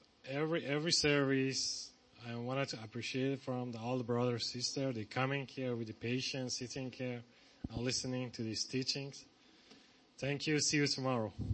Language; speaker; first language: English; non-native, learner; Persian